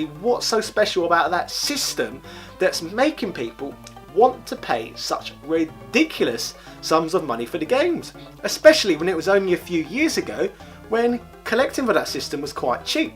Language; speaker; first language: English; native; English